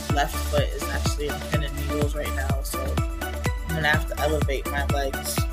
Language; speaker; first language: English; non-native, fluent; Spanish